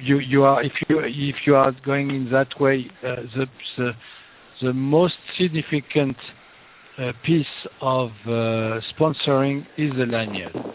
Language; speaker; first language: English; non-native, fluent; French